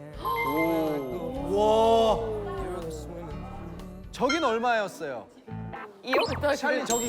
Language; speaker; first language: Korean; native; Korean